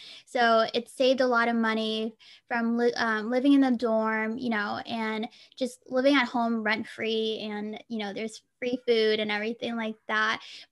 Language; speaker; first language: English; native; English